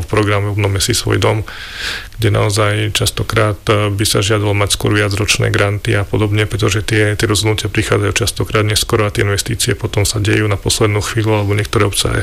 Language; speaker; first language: Slovak; native; Slovak